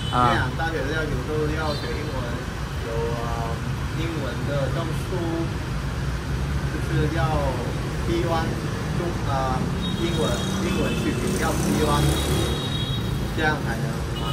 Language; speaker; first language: Chinese; non-native, learner; Vietnamese